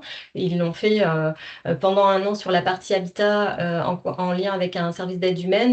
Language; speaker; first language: French; native; French